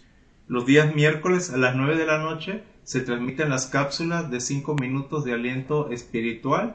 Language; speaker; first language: Spanish; native; Spanish